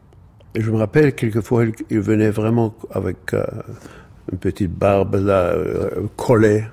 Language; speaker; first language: French; non-native, fluent; German